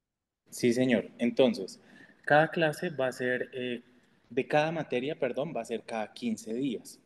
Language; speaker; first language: Spanish; native; Spanish